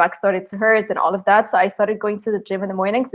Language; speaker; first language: English; non-native, fluent; Arabic